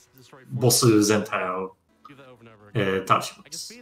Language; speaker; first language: Japanese; non-native, learner; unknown